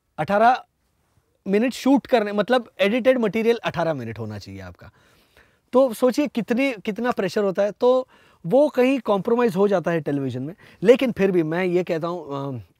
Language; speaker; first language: Hindi; non-native, local second language; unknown